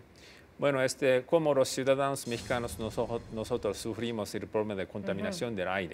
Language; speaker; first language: Spanish; non-native, fluent; Japanese